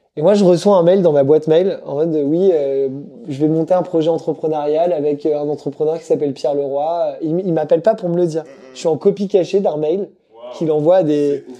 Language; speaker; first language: French; native; French